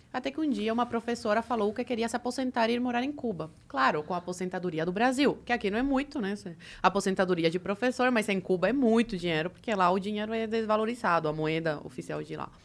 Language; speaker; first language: Portuguese; early bilingual, other home language; Spanish